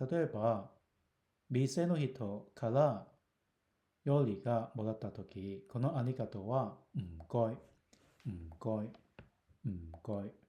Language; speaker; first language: Japanese; non-native, fluent; Cantonese